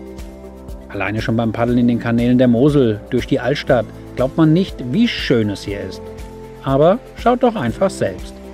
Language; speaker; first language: German; native; German